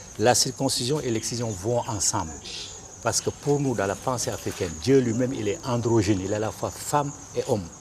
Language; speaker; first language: French; non-native, local second language; Bambara